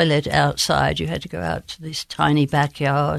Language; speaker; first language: English; native; English